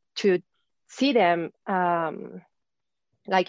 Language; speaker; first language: English; native; English